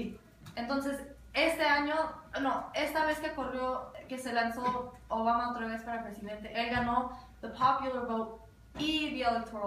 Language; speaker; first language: Spanish; early bilingual, heritage; Spanish